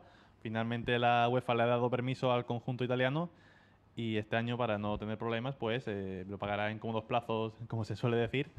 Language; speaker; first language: Spanish; native; Spanish